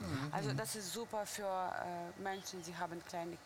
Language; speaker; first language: German; non-native, fluent; Russian